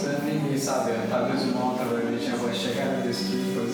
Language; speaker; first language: Portuguese; non-native, learner; Turkish